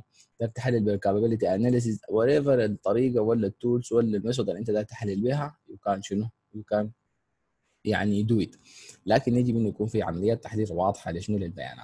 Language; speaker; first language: Arabic; native; Arabic